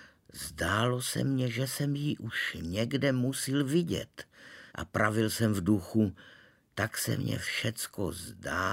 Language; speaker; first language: Czech; native; Czech